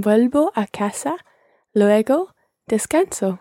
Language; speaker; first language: Spanish; non-native, learner; English